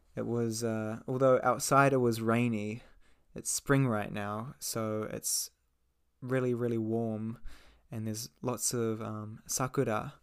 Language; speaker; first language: English; native; English